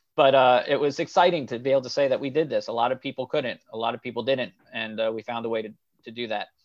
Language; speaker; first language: English; native; English